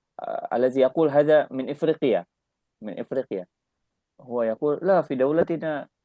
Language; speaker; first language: Arabic; non-native, fluent; Indonesian